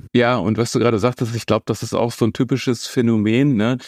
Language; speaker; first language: German; native; German